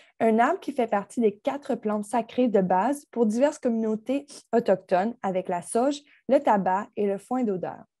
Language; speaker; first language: French; native; French